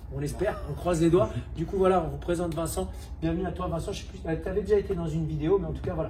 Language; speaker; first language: French; native; French